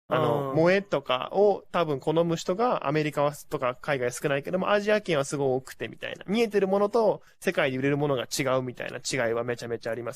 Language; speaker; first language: Japanese; native; Japanese